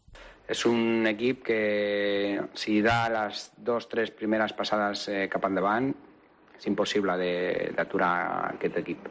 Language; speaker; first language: Catalan; non-native, local second language; Spanish